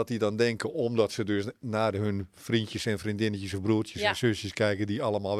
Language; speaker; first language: Dutch; native; Dutch